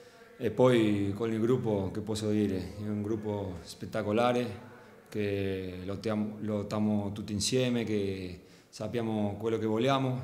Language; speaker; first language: Italian; non-native, fluent; Spanish